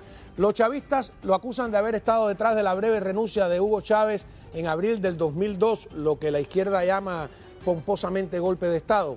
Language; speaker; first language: Spanish; native; Spanish